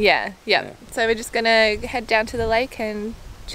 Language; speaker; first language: English; native; English